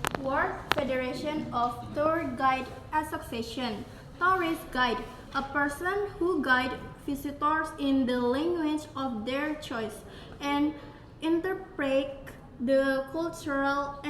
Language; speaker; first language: English; non-native, learner; Indonesian